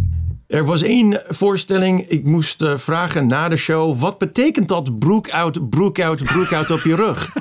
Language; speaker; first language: Dutch; non-native, fluent; English